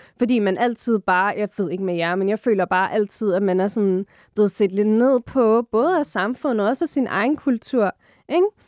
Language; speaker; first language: Danish; early bilingual, other home language; Arabic